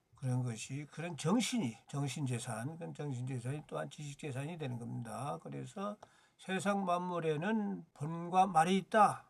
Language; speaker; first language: Korean; native; Korean